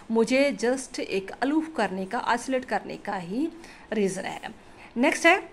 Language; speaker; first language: Hindi; non-native, local second language; Punjabi